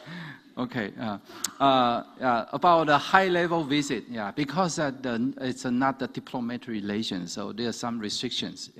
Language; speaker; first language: English; non-native, fluent; Chinese